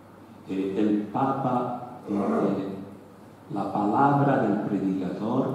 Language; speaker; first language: Spanish; non-native, learner; Italian